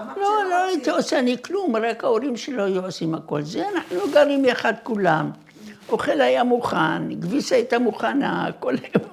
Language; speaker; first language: Hebrew; non-native, fluent; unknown